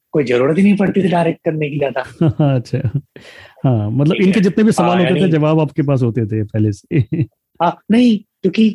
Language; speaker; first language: Hindi; native; Hindi